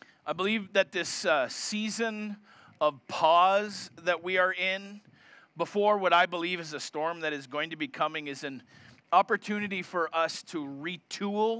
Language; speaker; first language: English; native; English